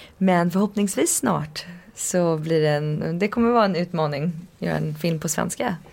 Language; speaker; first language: Swedish; early bilingual, heritage; Swedish